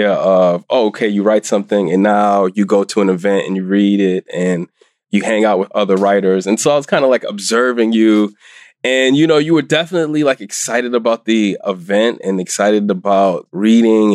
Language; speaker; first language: English; native; English